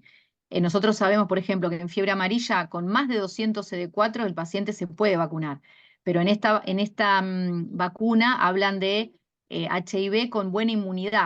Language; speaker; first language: Spanish; native; Spanish